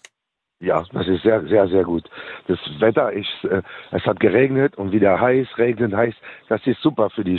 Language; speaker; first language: German; non-native, learner; French